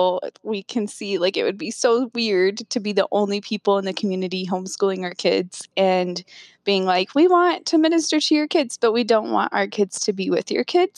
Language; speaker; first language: English; native; English